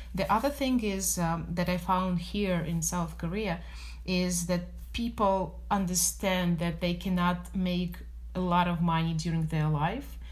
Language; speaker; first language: English; non-native, fluent; Russian